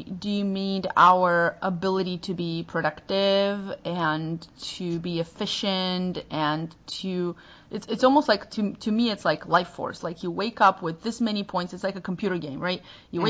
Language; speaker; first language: English; non-native, fluent; Bulgarian